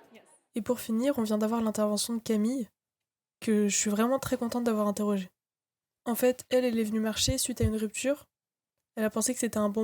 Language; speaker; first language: French; native; French